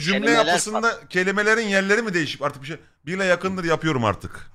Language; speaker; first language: Turkish; native; Turkish